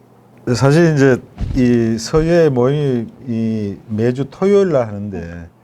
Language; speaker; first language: Korean; native; Korean